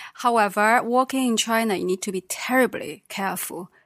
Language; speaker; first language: English; non-native, fluent; Chinese